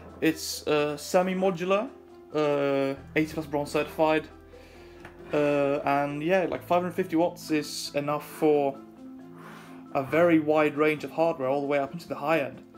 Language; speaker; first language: English; non-native, fluent; Swedish